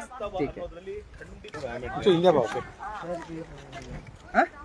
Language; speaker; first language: Hindi; non-native, local second language; Kannada